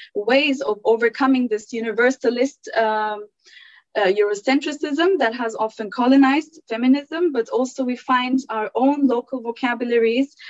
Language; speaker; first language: English; early bilingual, other home language; German